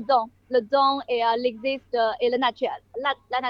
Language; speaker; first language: French; non-native, learner; Chinese